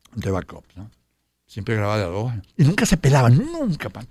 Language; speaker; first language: Spanish; native; Spanish